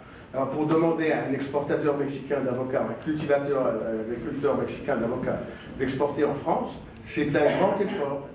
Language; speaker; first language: French; non-native, fluent; Spanish